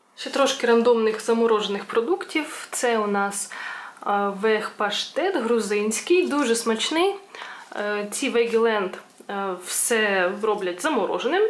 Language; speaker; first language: Ukrainian; non-native, local second language; Russian